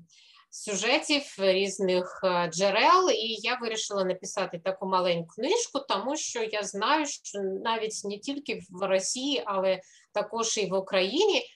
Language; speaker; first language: Ukrainian; non-native, fluent; Russian